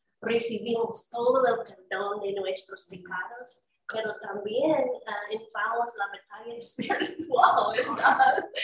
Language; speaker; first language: Spanish; non-native, learner; English